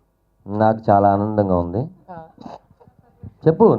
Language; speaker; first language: Telugu; native; Telugu